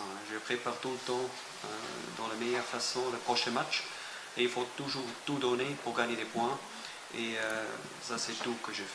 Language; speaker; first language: French; non-native, fluent; German